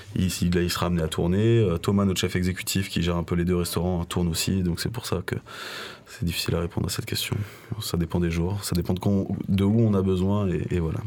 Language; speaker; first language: French; native; French